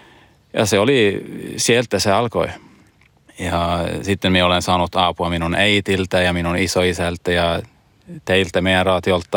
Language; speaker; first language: Finnish; non-native, learner; Swedish